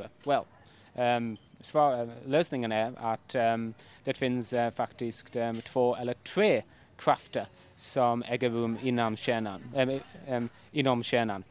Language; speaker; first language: Swedish; non-native, fluent; English